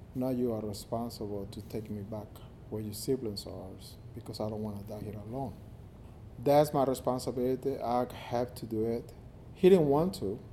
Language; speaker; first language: English; non-native, fluent; Spanish